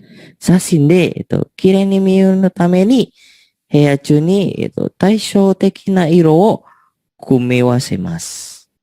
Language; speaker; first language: Japanese; non-native, learner; Indonesian